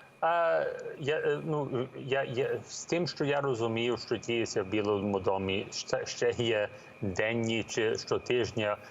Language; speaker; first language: Ukrainian; early bilingual, heritage; Ukrainian